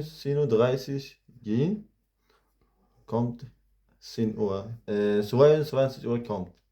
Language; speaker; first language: German; non-native, learner; Persian